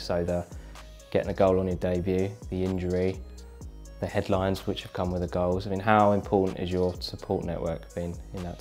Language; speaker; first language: English; native; English